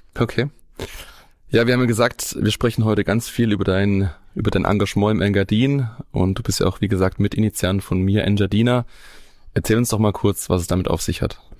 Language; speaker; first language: German; native; German